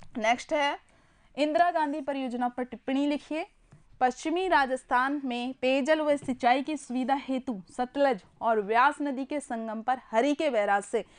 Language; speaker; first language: Hindi; native; Hindi